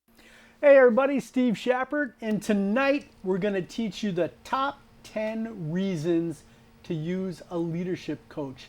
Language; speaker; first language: English; native; English